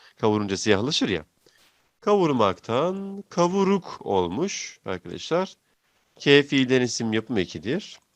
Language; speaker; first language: Turkish; native; Turkish